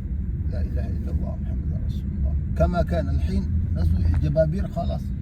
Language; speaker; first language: Arabic; non-native, learner; French